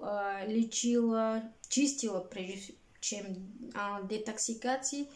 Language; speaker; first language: Russian; non-native, learner; Bulgarian